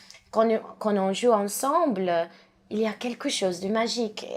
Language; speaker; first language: French; non-native, learner; English